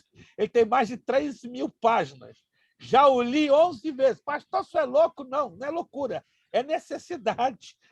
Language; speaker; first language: Portuguese; native; Portuguese